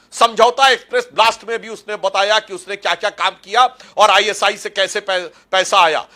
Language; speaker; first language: Hindi; native; Hindi